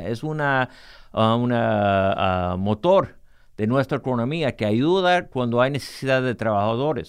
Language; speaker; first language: Spanish; early bilingual, heritage; English